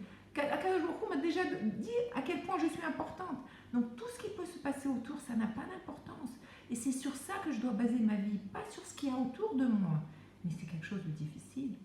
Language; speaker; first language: French; native; French